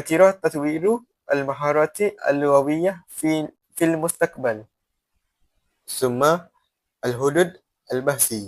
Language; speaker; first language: Arabic; non-native, learner; Malay